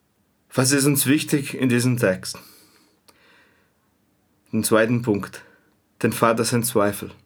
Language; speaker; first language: German; non-native, fluent; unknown